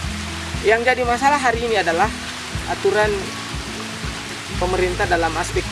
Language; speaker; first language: Indonesian; native; Indonesian